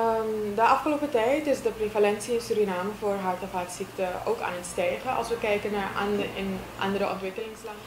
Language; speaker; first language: Dutch; native; Dutch